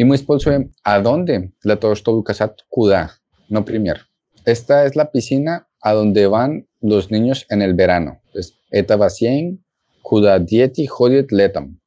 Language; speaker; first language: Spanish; non-native, fluent; Russian